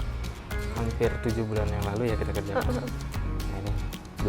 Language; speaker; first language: Indonesian; native; Indonesian